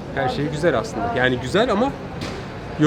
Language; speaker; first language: Turkish; native; Turkish